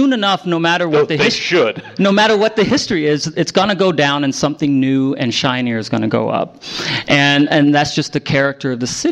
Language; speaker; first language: English; native; English